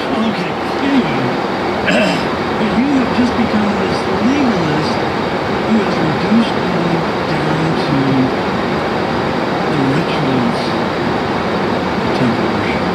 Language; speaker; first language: English; native; English